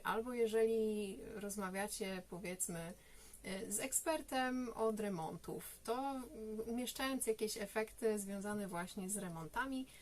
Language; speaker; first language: Polish; native; Polish